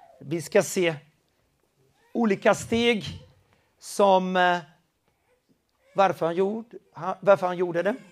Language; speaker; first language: Swedish; non-native, fluent; Spanish